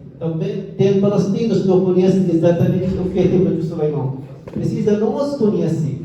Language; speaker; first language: Portuguese; non-native, learner; Arabic